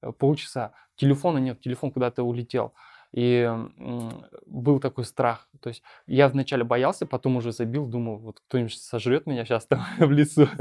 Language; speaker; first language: Russian; non-native, local second language; Bashkir